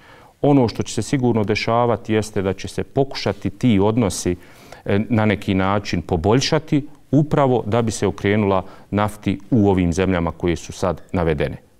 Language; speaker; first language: Serbian; native; Serbian